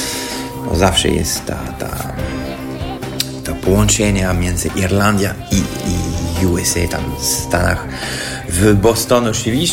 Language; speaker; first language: Polish; non-native, fluent; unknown